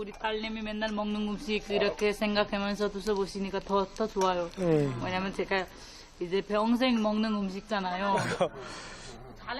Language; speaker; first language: Korean; non-native, learner; Nepali